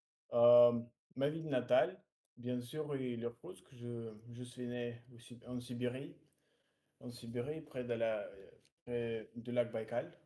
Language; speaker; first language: French; non-native, learner; Russian